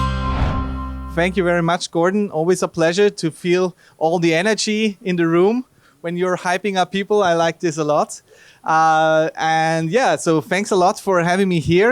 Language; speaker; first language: English; non-native, fluent; German